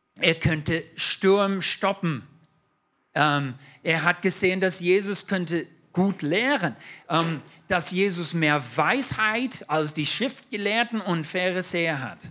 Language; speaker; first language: German; non-native, fluent; English